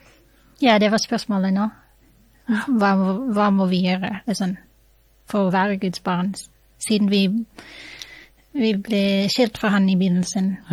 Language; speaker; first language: Norwegian; non-native, fluent; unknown